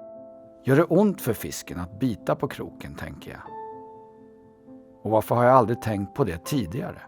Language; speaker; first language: Swedish; native; Swedish